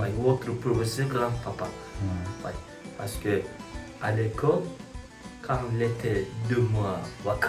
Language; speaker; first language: French; non-native, learner; Turkish